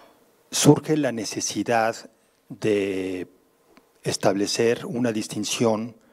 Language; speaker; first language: Spanish; native; Spanish